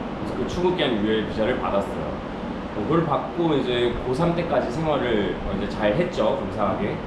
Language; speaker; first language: Korean; early bilingual, other home language; Urdu